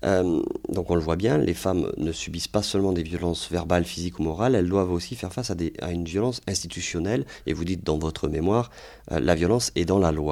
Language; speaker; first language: French; native; French